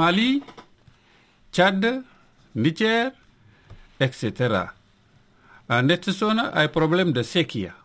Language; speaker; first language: Spanish; non-native, local second language; Wolof